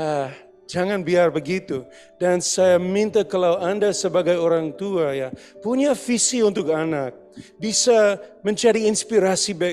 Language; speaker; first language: Indonesian; non-native, fluent; English